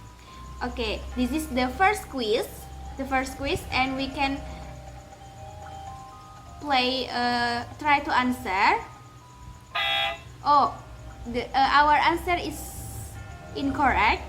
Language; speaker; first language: English; non-native, learner; Indonesian